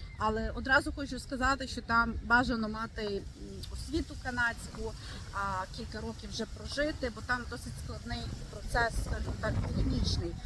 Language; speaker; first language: Ukrainian; native; Ukrainian